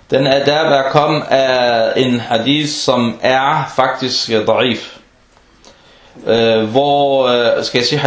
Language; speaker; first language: Danish; non-native, fluent; Arabic